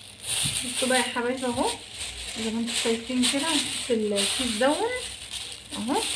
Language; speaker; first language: Arabic; native; Arabic